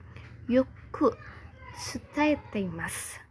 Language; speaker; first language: Japanese; non-native, learner; Indonesian